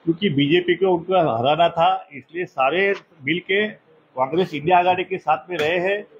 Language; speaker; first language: Hindi; non-native, local second language; Marathi